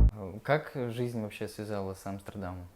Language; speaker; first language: Russian; native; Russian